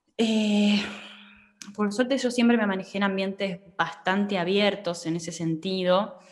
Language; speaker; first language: Spanish; native; Spanish